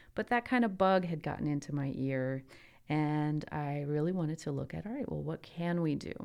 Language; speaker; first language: English; early bilingual, other home language; Italian